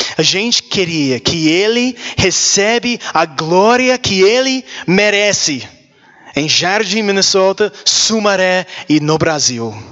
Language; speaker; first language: Portuguese; non-native, learner; English